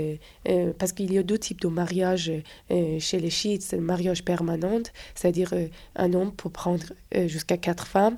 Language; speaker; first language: French; non-native, fluent; Persian